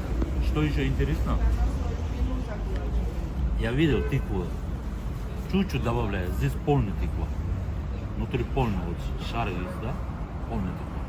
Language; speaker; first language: Russian; non-native, local second language; Kazakh